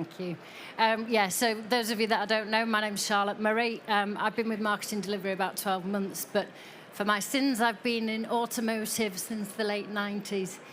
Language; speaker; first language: English; native; English